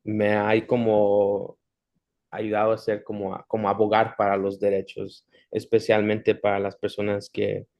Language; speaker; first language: Spanish; early bilingual, heritage; Spanish